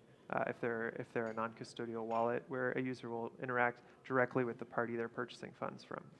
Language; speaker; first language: English; native; English